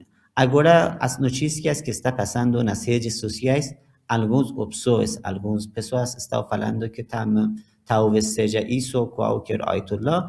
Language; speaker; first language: Portuguese; non-native, learner; Persian